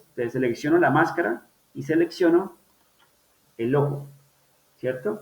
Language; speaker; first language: Spanish; native; Spanish